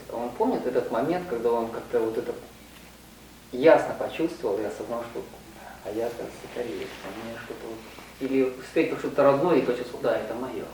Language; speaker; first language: Russian; non-native, learner; Korean